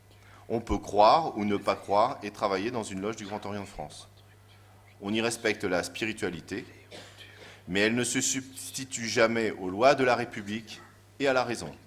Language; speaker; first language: French; native; French